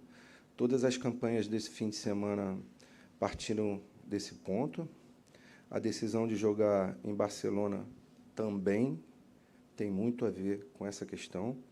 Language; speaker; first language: Portuguese; native; Portuguese